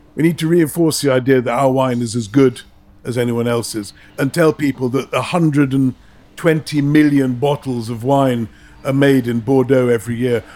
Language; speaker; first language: English; native; English